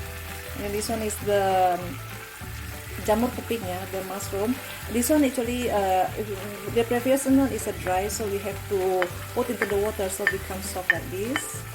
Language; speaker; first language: English; non-native, learner; Indonesian